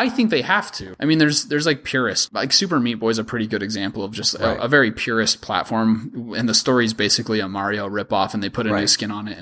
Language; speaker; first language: English; native; English